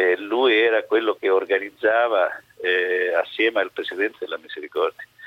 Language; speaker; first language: Italian; native; Italian